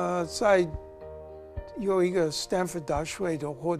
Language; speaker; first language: Chinese; non-native, learner; English